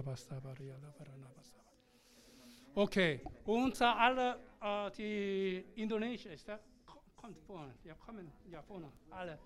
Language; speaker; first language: German; non-native, learner; Korean